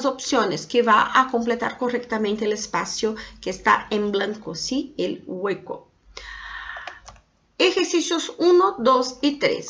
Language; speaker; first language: Spanish; non-native, fluent; Portuguese